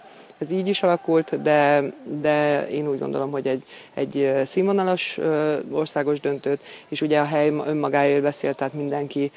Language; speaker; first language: Hungarian; native; Hungarian